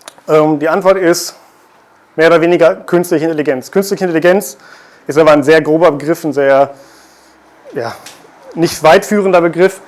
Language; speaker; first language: German; native; German